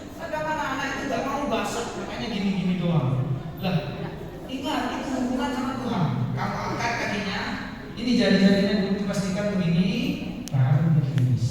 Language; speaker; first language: Indonesian; non-native, local second language; Madurese